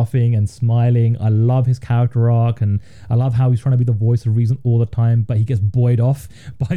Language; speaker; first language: English; native; English